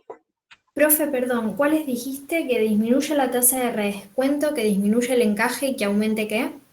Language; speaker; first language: Spanish; native; Spanish